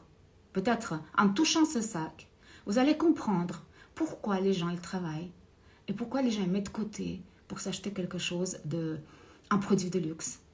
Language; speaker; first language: French; non-native, fluent; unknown